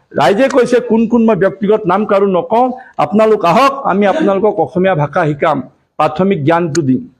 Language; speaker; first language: Assamese; non-native, local second language; Marwari